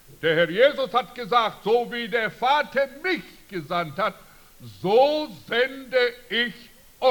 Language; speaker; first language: German; early bilingual, heritage; German